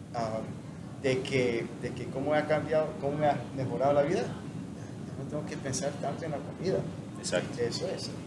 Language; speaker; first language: Spanish; non-native, fluent; English